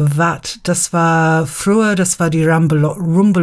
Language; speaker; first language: German; non-native, learner; English